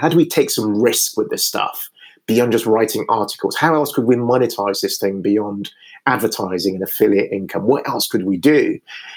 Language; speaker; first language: English; non-native, local second language; Yoruba